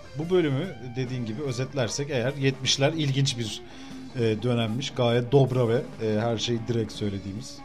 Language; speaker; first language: Turkish; native; Turkish